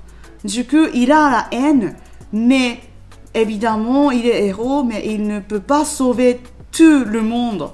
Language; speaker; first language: French; non-native, learner; Japanese